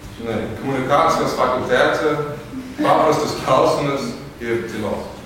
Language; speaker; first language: Lithuanian; non-native, fluent; English